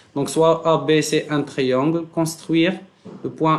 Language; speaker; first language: French; non-native, local second language; Arabic